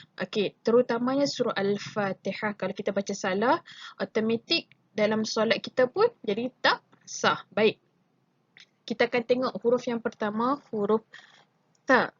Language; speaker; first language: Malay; native; Malay